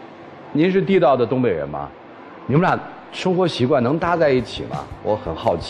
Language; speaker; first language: Chinese; native; Chinese